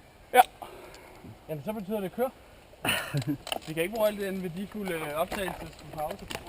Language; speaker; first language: Danish; native; Danish